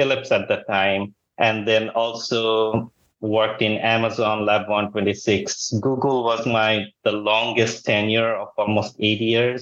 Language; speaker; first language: English; non-native, local second language; Bangla